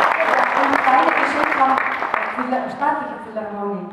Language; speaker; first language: German; non-native, learner; Mongolian